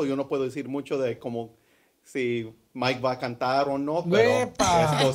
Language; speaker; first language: Spanish; early bilingual, heritage; English